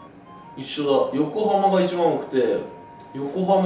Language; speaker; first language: Japanese; native; Japanese